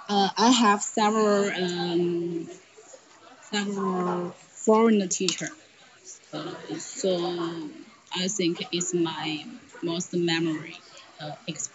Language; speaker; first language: English; non-native, learner; Chinese